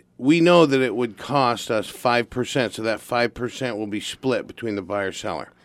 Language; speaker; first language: English; native; English